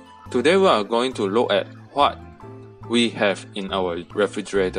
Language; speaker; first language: English; non-native, local second language; Chinese